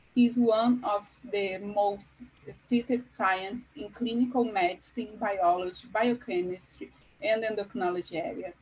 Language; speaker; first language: English; non-native, fluent; Portuguese